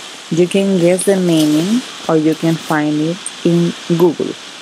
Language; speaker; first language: English; non-native, fluent; Spanish